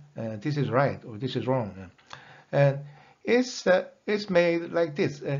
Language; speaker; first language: English; non-native, fluent; Korean